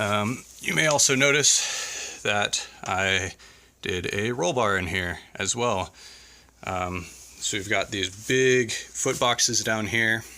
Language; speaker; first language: English; native; English